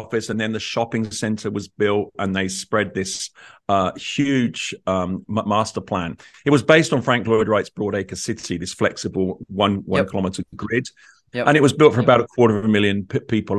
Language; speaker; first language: English; native; English